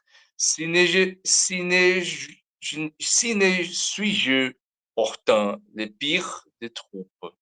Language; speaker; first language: French; non-native, learner; Portuguese